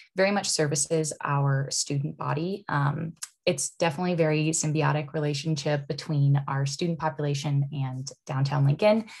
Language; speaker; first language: English; native; English